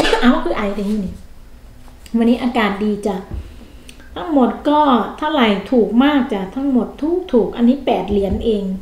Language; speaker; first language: Thai; non-native, local second language; Northeastern Thai